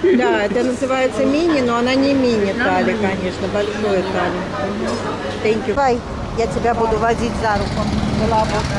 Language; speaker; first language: Russian; native; Russian